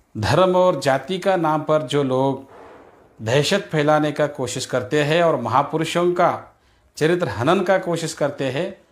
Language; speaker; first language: Hindi; non-native, local second language; Kannada